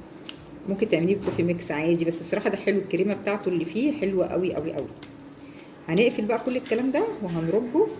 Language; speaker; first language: Arabic; native; Arabic